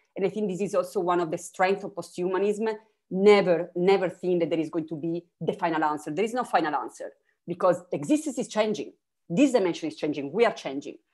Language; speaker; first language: English; non-native, fluent; Italian